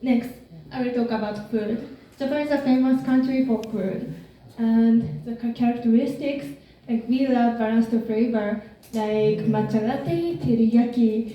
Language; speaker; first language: English; non-native, learner; Japanese